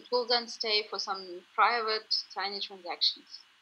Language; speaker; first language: English; non-native, fluent; Russian